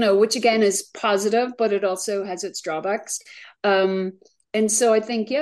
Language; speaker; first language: English; native; English